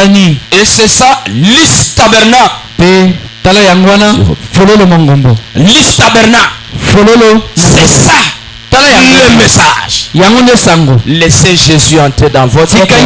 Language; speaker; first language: French; non-native, local second language; Lingala